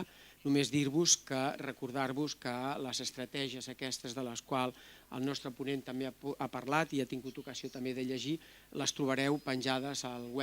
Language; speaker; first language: Catalan; native; Catalan